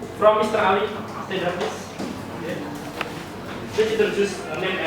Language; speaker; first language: English; non-native, learner; Indonesian